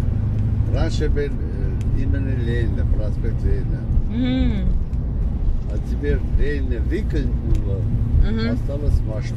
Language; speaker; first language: Russian; non-native, local second language; Armenian